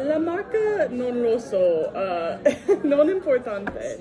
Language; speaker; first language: Italian; non-native, learner; English